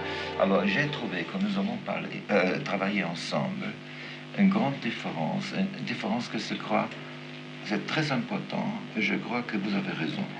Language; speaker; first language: French; non-native, fluent; German